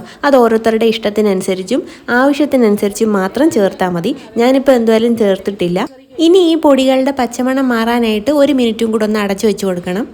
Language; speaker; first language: Malayalam; native; Malayalam